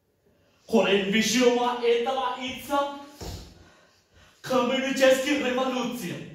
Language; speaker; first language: Russian; non-native, learner; Sinhala